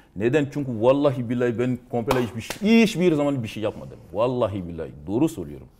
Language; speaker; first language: Turkish; non-native, learner; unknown